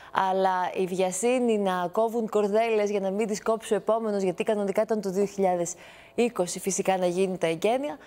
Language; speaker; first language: Greek; native; Greek